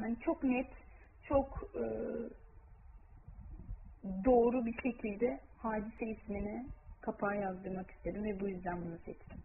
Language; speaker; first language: Turkish; early bilingual, heritage; Turkish